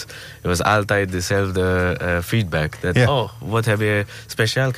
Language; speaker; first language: Dutch; non-native, fluent; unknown